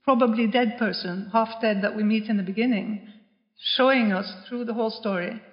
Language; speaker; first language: English; non-native, fluent; Norwegian